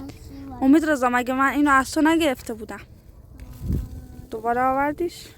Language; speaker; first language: Persian; native; Persian